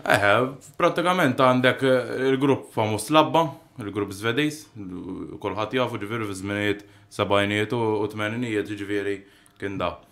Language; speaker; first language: Maltese; native; Maltese